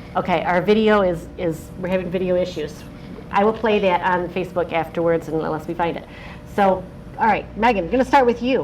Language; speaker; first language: English; native; English